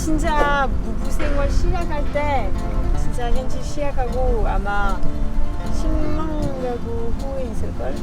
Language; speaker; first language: Korean; non-native, learner; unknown